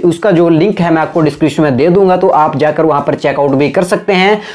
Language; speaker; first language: Hindi; native; Hindi